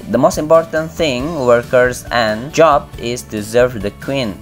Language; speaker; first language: English; non-native, fluent; Indonesian